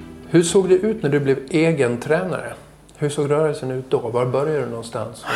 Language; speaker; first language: Swedish; native; Swedish